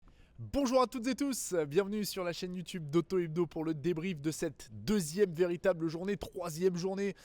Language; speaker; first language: French; native; French